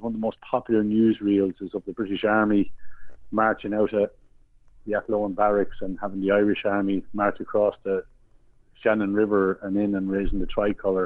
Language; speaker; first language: English; native; English